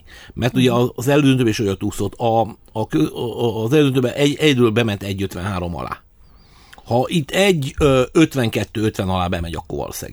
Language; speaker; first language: Hungarian; native; Hungarian